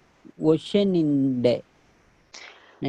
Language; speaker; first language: German; non-native, learner; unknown